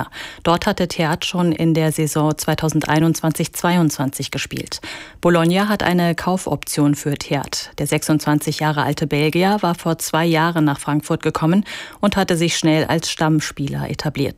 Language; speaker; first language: German; native; German